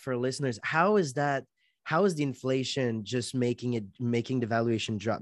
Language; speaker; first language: English; non-native, fluent; French